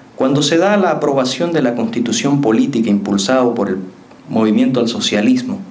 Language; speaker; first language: Spanish; native; Spanish